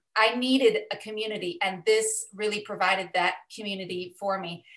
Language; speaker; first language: English; native; English